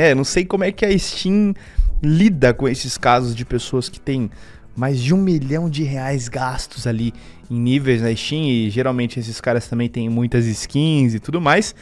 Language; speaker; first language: Portuguese; native; Portuguese